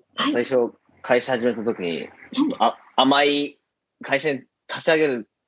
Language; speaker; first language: Japanese; early bilingual, heritage; Japanese